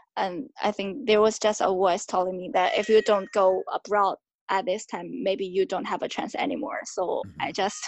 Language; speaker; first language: English; non-native, fluent; Chinese